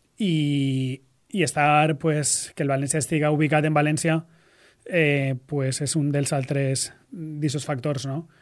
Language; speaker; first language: Catalan; native; Catalan